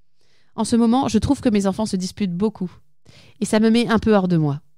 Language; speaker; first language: French; native; French